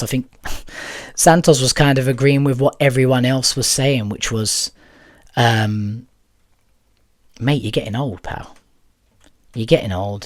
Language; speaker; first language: English; native; English